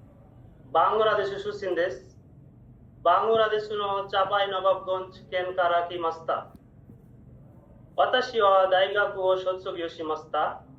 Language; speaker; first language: Japanese; non-native, learner; Bangla